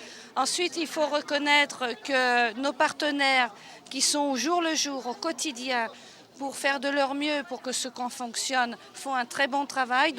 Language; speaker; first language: French; native; French